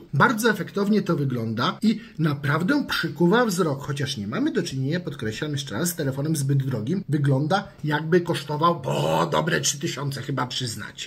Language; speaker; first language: Polish; native; Polish